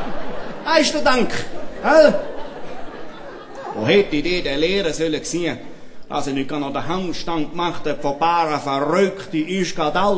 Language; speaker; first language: German; native; German